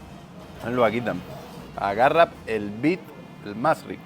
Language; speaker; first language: Arabic; non-native, learner; Spanish